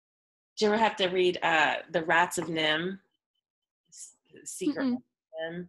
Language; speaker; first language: English; native; English